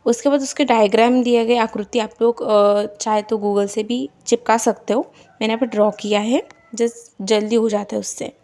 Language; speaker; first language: Hindi; non-native, local second language; Marathi